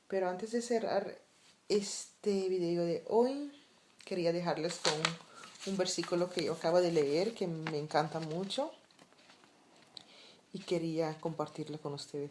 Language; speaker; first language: Spanish; non-native, fluent; Papiamento